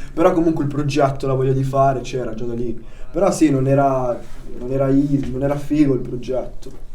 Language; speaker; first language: Italian; early bilingual, other home language; Albanian